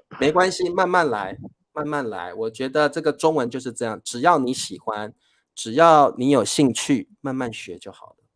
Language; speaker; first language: Chinese; native; Chinese